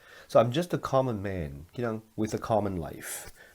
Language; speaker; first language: English; non-native, fluent; Korean